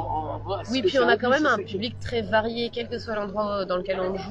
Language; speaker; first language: French; native; French